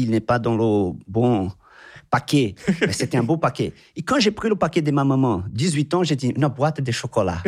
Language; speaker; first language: French; non-native, fluent; Portuguese